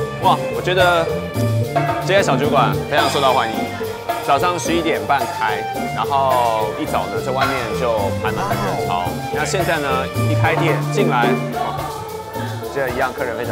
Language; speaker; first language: Chinese; native; Chinese